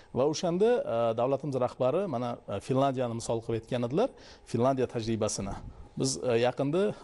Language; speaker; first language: Uzbek; native; Uzbek